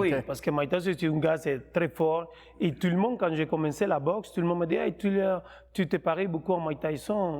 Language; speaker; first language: French; non-native, fluent; Spanish